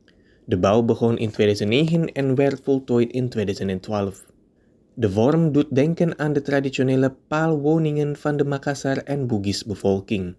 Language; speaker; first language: Dutch; non-native, fluent; Indonesian